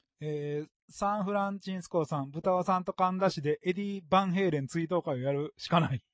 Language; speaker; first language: Japanese; native; Japanese